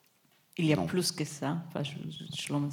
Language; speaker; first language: French; non-native, fluent; Hebrew